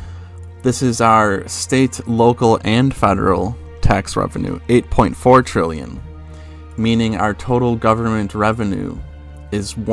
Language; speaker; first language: English; native; English